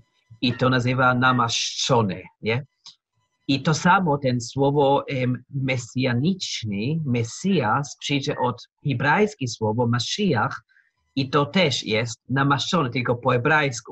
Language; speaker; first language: Polish; non-native, learner; German